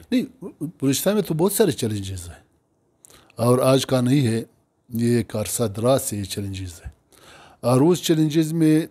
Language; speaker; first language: Urdu; non-native, local second language; Pashto